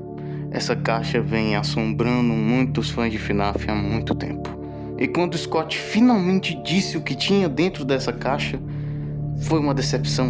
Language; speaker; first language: Portuguese; native; Portuguese